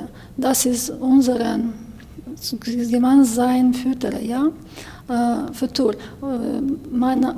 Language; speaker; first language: German; non-native, learner; Ukrainian